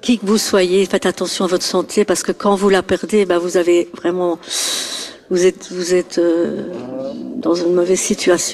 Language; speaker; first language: French; native; French